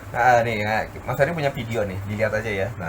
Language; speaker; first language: Indonesian; native; Indonesian